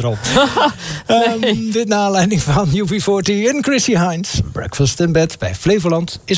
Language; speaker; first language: Dutch; native; Dutch